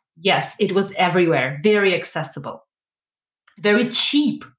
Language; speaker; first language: English; non-native, fluent; Ukrainian